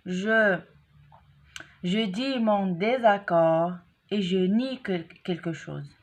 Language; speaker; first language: French; non-native, local second language; Arabic